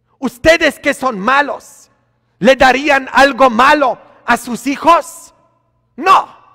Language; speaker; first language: Spanish; non-native, fluent; Polish